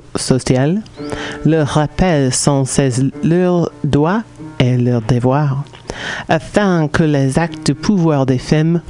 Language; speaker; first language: French; non-native, fluent; English